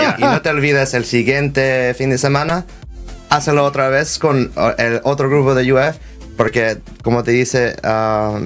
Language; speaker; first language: Spanish; early bilingual, heritage; Spanish